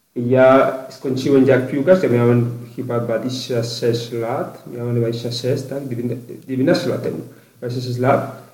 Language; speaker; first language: Polish; non-native, learner; Spanish